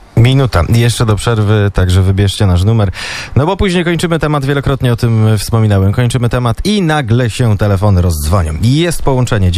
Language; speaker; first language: Polish; native; Polish